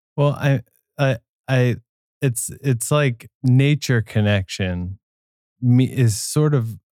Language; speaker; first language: English; native; English